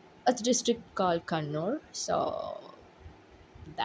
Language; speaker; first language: English; non-native, local second language; Malayalam